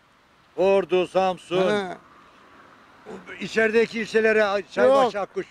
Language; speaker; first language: Turkish; native; Turkish